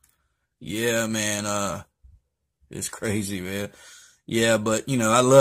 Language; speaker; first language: English; native; English